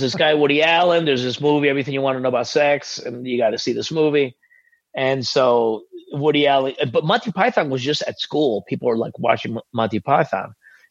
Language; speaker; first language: English; early bilingual, other home language; Spanish